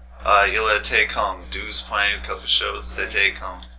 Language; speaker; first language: French; non-native, learner; English